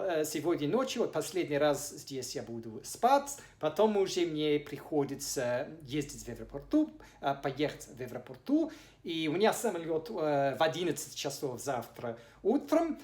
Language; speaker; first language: Russian; non-native, fluent; English